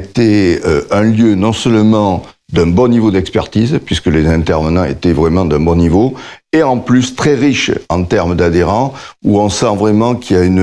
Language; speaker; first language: French; native; French